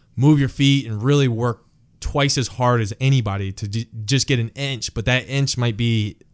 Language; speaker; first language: English; native; English